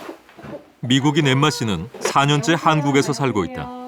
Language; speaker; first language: Korean; native; Korean